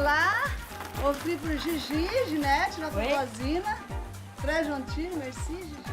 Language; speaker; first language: French; non-native, learner; Portuguese